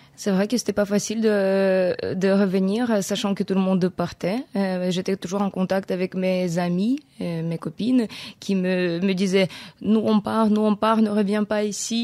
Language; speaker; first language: French; non-native, fluent; Ukrainian